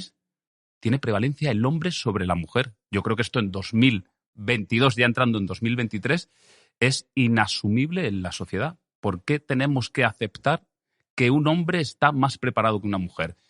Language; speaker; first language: Spanish; native; Spanish